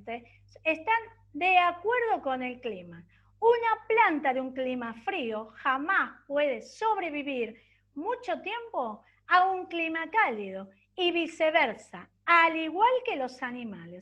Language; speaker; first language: Spanish; native; Spanish